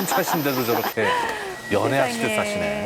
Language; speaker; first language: Korean; native; Korean